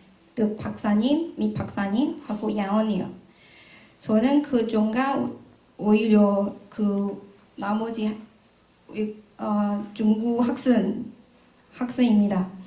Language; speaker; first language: Korean; non-native, learner; Chinese